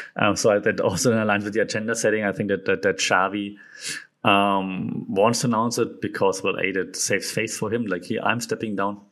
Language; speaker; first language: English; non-native, fluent; German